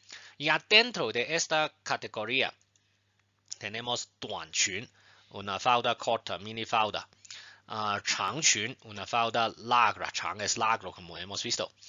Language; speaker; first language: Spanish; non-native, fluent; Chinese